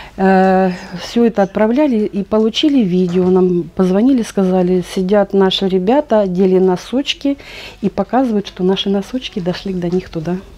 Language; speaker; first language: Russian; native; Russian